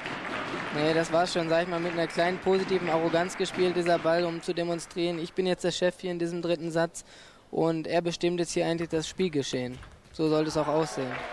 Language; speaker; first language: German; native; German